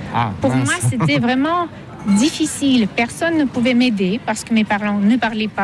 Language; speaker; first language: French; non-native, fluent; Russian